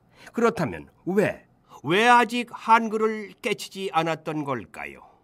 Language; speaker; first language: Korean; native; Korean